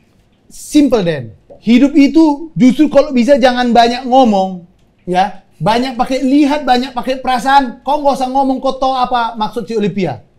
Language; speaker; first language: Indonesian; native; Indonesian